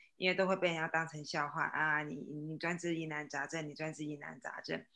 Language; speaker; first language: Chinese; native; Chinese